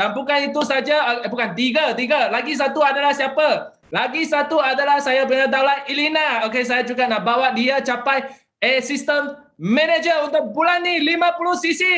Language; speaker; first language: Malay; non-native, local second language; Chinese